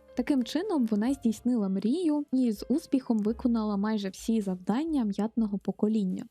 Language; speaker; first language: Ukrainian; non-native, local second language; Russian